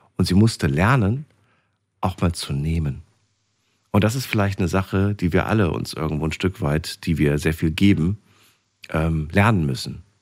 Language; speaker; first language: German; native; German